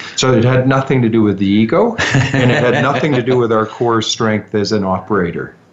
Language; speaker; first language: English; native; English